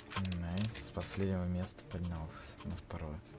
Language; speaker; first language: Russian; native; Russian